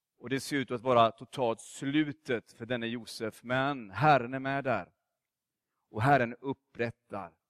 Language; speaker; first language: Swedish; native; Swedish